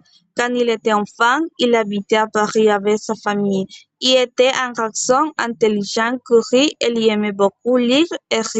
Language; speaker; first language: French; non-native, learner; Spanish